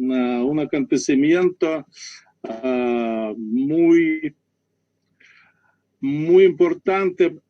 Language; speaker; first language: Spanish; non-native, learner; Russian